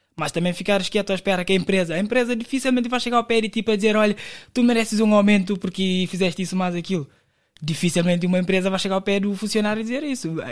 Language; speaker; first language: Portuguese; non-native, local second language; Kabuverdianu